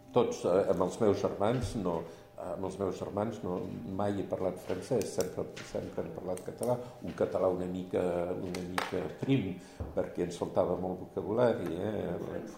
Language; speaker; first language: Catalan; early bilingual, heritage; Catalan